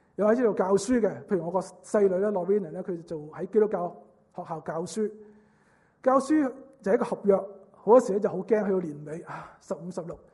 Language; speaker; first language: Cantonese; native; Cantonese